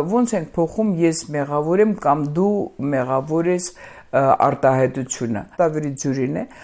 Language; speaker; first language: Armenian; native; Armenian